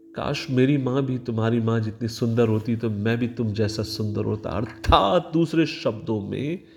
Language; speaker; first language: Hindi; non-native, local second language; Marathi